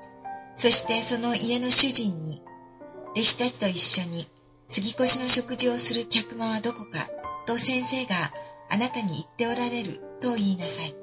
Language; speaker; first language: Japanese; native; Japanese